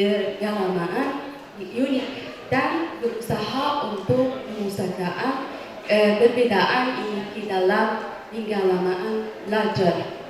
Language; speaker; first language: Indonesian; non-native, fluent; Arabic